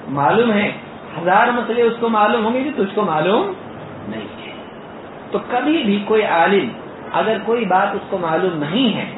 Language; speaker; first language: Urdu; native; Urdu